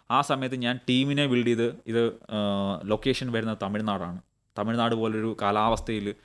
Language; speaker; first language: Malayalam; native; Malayalam